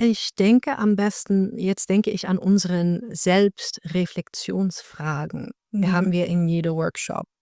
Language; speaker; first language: German; non-native, fluent; Dutch